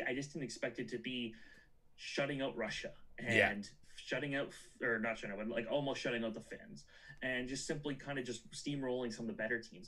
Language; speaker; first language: English; native; English